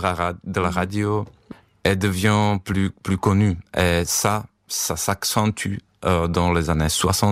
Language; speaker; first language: French; non-native, fluent; Czech